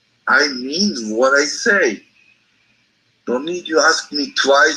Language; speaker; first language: English; non-native, learner; Russian